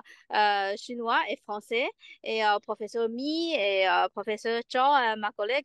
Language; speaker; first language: French; non-native, fluent; Chinese